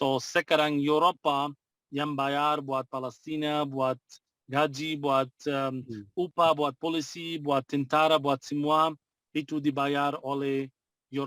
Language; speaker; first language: Indonesian; non-native, fluent; Arabic